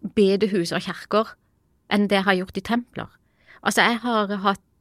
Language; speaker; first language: Norwegian; early bilingual, other home language; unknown